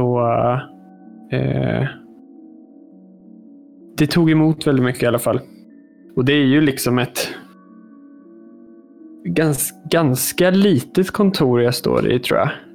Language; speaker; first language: Swedish; native; Swedish